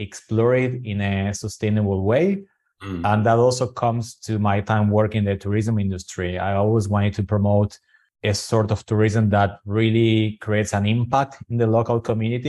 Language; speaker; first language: English; non-native, fluent; Spanish